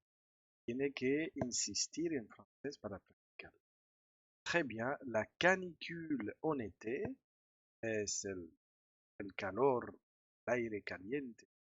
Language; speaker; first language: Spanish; non-native, fluent; French